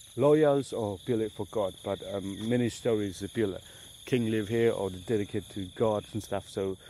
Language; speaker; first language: English; non-native, fluent; Khmer